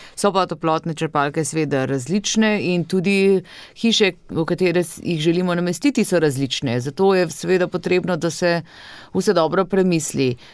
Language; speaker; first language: Slovenian; native; Slovenian